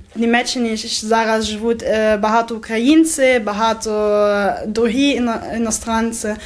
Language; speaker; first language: Ukrainian; non-native, local second language; German